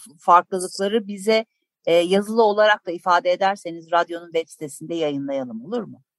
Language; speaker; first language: Turkish; native; Turkish